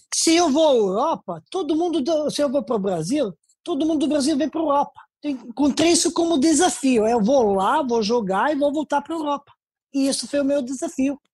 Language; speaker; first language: Portuguese; non-native, fluent; Serbian